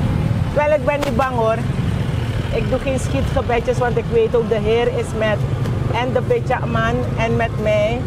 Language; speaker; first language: Dutch; non-native, local second language; Javanese